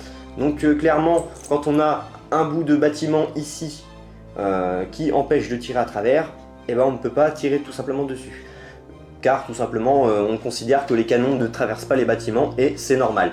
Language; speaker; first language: French; native; French